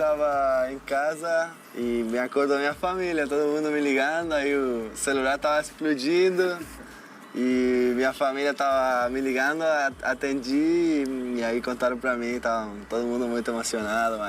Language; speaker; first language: Portuguese; non-native, local second language; Spanish